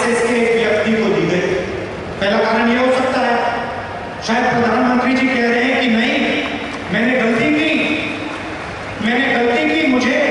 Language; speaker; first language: Hindi; native; Hindi